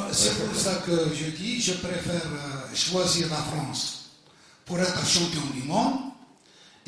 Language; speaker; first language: French; early bilingual, other home language; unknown